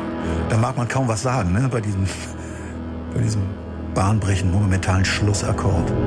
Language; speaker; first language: German; native; German